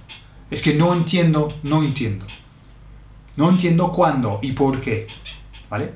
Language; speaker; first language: Spanish; non-native, fluent; English